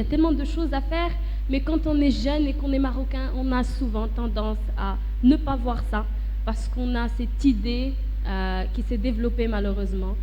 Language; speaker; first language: French; non-native, local second language; Arabic